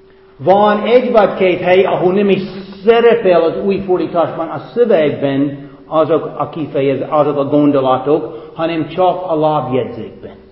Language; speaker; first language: Hungarian; non-native, fluent; English